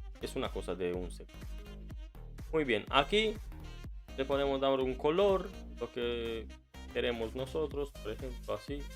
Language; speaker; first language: Spanish; non-native, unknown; Romanian